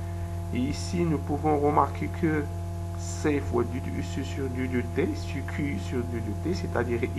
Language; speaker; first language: French; non-native, local second language; Arabic